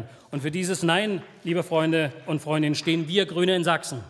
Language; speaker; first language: German; native; German